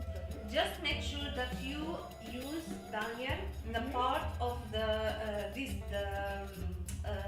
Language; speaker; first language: English; non-native, learner; Arabic